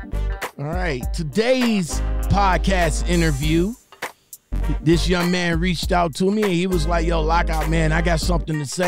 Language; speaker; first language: English; native; English